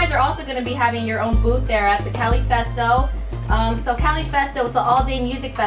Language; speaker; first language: English; native; English